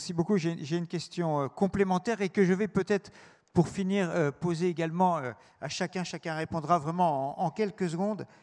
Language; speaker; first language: French; native; French